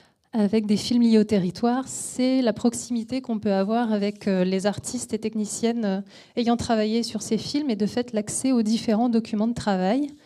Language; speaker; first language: French; native; French